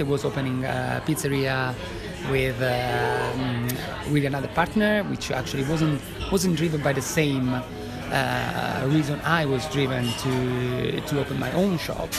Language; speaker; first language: English; non-native, fluent; Italian